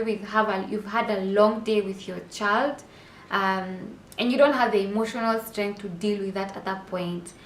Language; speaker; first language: English; non-native, local second language; Swahili